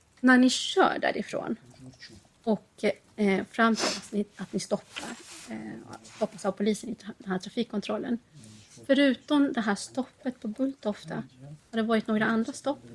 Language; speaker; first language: Swedish; native; Swedish